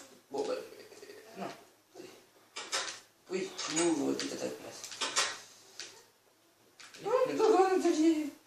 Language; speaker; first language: French; native; French